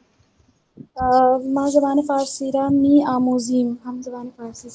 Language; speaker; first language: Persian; non-native, learner; Urdu